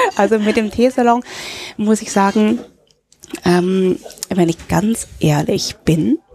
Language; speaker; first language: German; early bilingual, other home language; Cantonese